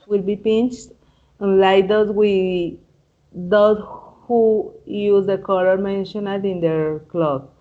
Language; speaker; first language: English; non-native, learner; Spanish